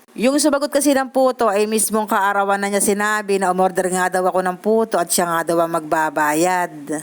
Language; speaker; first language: Filipino; native; Filipino